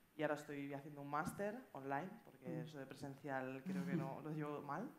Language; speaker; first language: Spanish; native; Spanish